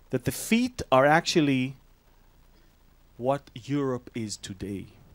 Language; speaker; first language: English; non-native, fluent; Hebrew